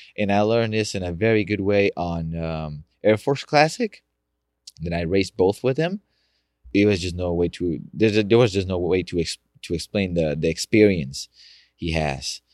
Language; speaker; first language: English; non-native, fluent; Spanish